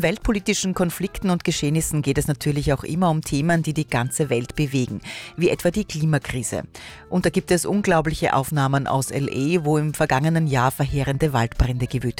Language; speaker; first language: German; native; German